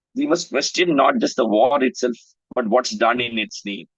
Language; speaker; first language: English; non-native, local second language; Malayalam